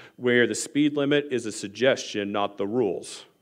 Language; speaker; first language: English; native; English